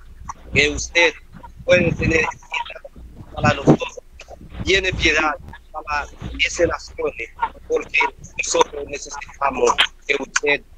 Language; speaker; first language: Spanish; non-native, learner; Haitian Creole